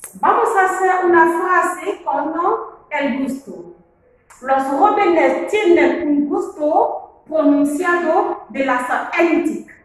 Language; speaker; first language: Spanish; non-native, fluent; French